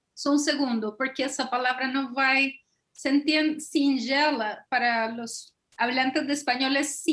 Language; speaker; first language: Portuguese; non-native, fluent; Spanish